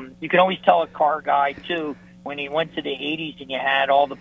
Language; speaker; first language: English; native; English